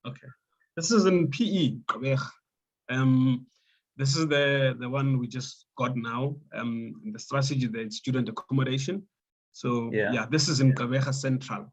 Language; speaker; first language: English; non-native, local second language; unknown